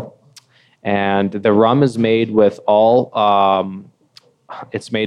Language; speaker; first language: English; native; English